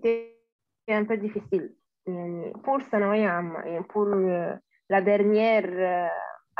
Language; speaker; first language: French; non-native, learner; Arabic